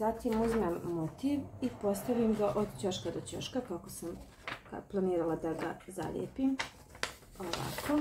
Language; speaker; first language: Croatian; native; Croatian